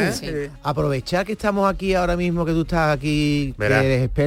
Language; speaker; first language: Spanish; native; Spanish